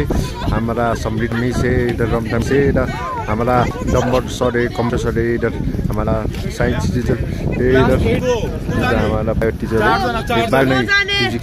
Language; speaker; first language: Hindi; non-native, learner; Nepali